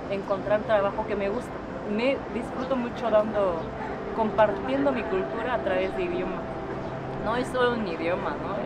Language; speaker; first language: Spanish; non-native, fluent; Japanese